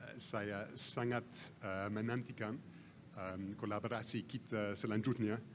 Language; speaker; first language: Indonesian; non-native, fluent; English